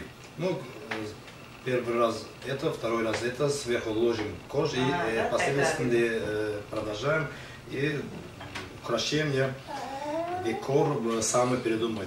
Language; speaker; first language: Russian; non-native, learner; Azerbaijani